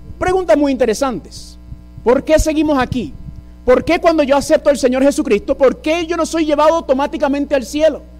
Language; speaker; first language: Spanish; early bilingual, heritage; Spanish